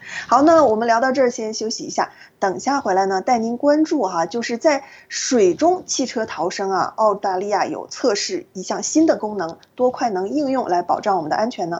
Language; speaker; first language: Chinese; native; Chinese